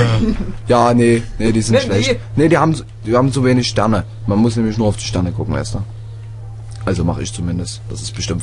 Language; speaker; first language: German; native; German